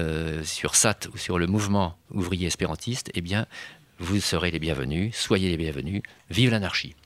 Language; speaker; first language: French; native; French